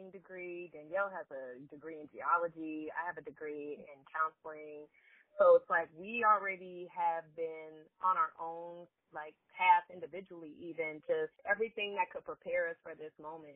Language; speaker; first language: English; native; English